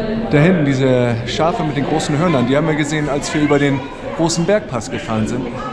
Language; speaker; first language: German; native; German